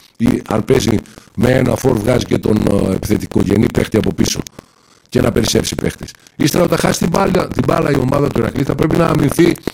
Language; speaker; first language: Greek; native; Greek